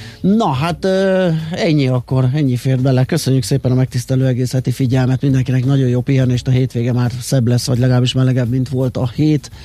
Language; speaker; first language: Hungarian; native; Hungarian